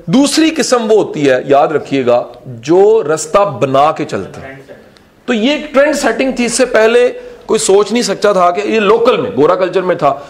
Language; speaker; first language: Urdu; non-native, local second language; Punjabi